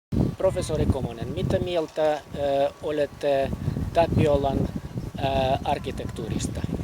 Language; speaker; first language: Finnish; non-native, fluent; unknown